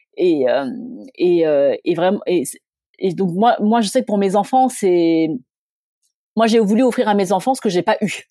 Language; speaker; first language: French; early bilingual, other home language; Chinese